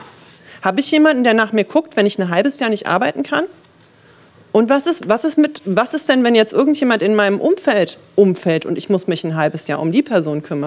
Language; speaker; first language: German; native; German